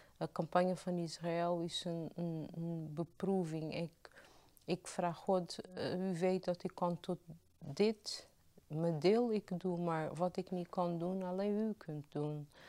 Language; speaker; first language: Dutch; non-native, fluent; Portuguese